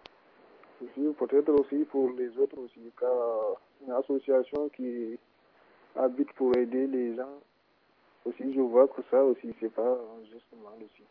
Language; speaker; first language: French; non-native, local second language; Wolof